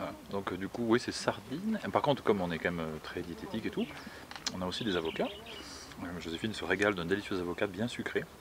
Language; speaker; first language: French; native; French